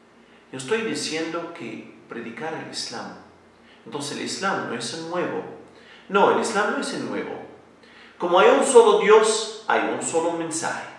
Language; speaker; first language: Spanish; non-native, learner; Arabic